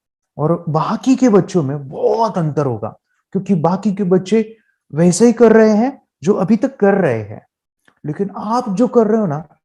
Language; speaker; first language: Hindi; native; Hindi